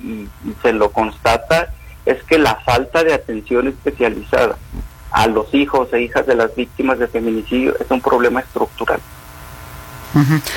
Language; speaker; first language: Spanish; native; Spanish